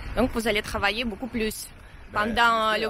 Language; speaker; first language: French; non-native, fluent; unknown